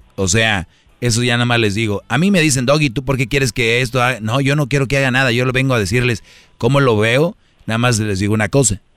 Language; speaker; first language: Spanish; native; Spanish